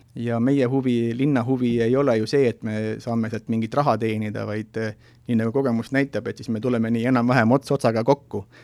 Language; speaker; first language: Estonian; native; Estonian